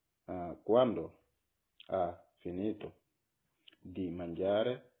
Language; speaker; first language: Italian; non-native, learner; Bambara